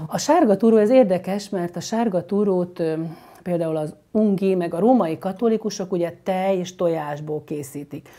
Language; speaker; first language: Hungarian; native; Hungarian